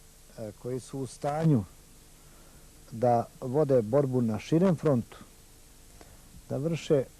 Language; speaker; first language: Bosnian; native; Bosnian